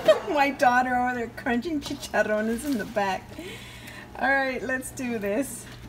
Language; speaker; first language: English; early bilingual, other home language; Spanish